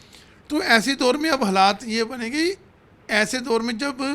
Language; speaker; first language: Hindi; non-native, local second language; Punjabi